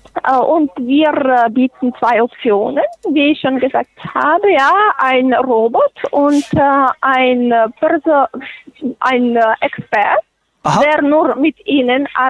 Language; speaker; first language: German; non-native, fluent; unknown